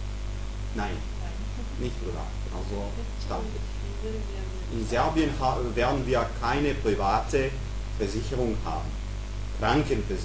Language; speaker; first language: German; non-native, fluent; Serbian